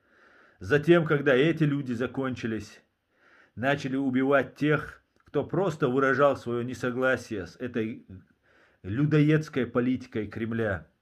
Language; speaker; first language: Russian; non-native, local second language; Chechen